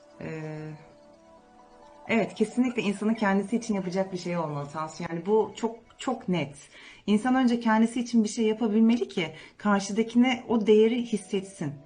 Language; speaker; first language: Turkish; native; Turkish